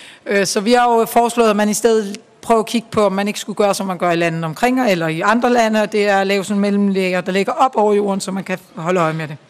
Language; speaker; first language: Danish; native; Danish